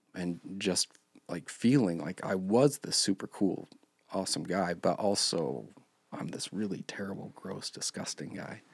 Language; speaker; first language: English; native; English